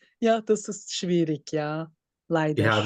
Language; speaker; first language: German; non-native, fluent; Turkish